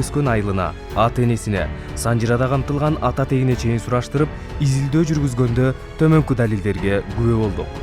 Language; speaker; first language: Kyrgyz; native; Kyrgyz